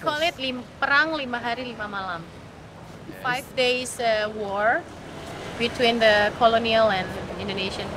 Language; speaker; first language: English; non-native, learner; Indonesian